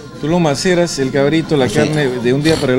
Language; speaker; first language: Spanish; native; Spanish